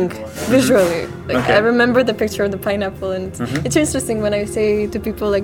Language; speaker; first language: English; non-native, fluent; Macedonian